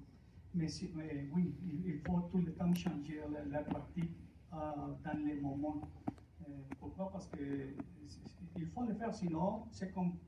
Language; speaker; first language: French; non-native, fluent; Spanish